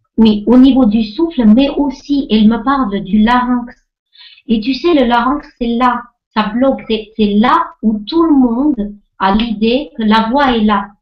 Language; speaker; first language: French; non-native, fluent; Armenian